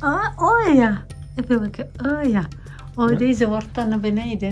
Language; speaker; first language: Dutch; non-native, learner; Indonesian